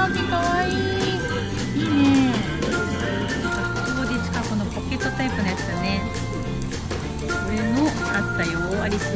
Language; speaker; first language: Japanese; native; Japanese